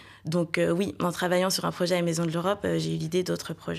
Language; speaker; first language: French; native; French